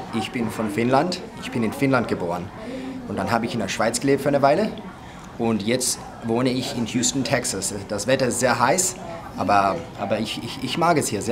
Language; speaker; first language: German; early bilingual, other home language; Finnish